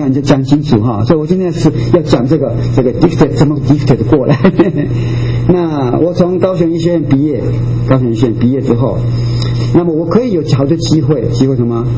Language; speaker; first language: Chinese; non-native, local second language; Japanese